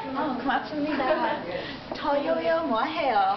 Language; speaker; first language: Korean; non-native, learner; English